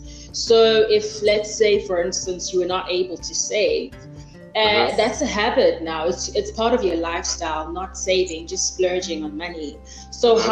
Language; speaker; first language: English; non-native, local second language; Xhosa